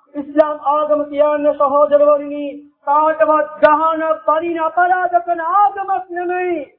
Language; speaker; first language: Sinhala; non-native, local second language; Tamil